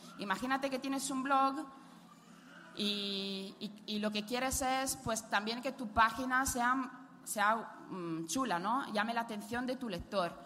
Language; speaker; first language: Spanish; non-native, fluent; Italian